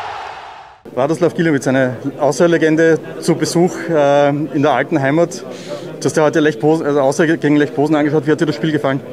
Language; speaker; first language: German; native; German